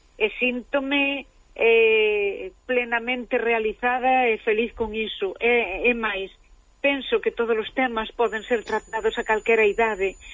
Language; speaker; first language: Galician; native; Galician